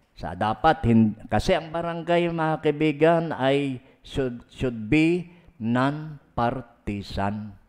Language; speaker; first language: Filipino; non-native, local second language; Pangasinan